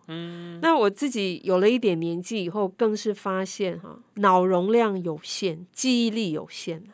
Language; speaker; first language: Chinese; native; Chinese